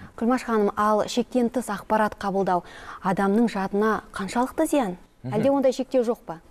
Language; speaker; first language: Kazakh; native; Kazakh